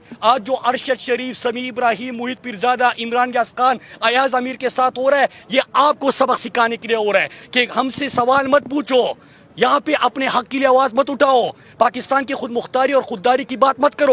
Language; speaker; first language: Urdu; native; Urdu